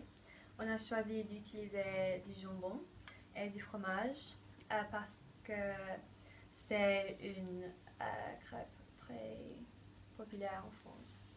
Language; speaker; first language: French; non-native, learner; English